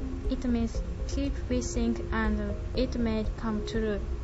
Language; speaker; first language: English; non-native, fluent; Japanese